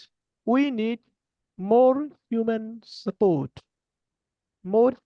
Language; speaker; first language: English; non-native, learner; Bangla